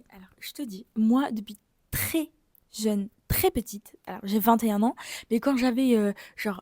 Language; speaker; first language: French; native; French